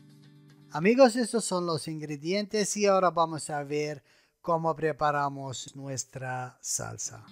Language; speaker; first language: Spanish; non-native, fluent; Arabic